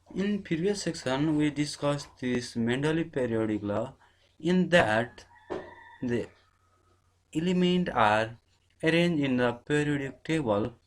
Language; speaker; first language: English; non-native, local second language; Nepali